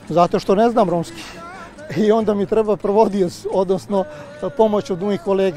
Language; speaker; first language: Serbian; non-native, local second language; Albanian